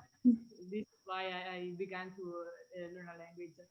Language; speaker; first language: English; non-native, fluent; Italian